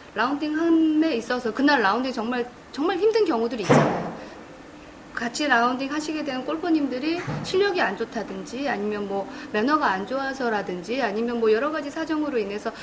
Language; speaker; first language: Korean; native; Korean